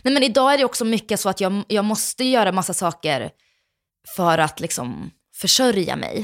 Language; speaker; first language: Swedish; native; Swedish